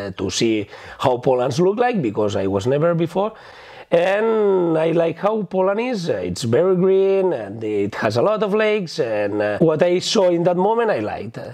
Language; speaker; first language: English; non-native, fluent; Spanish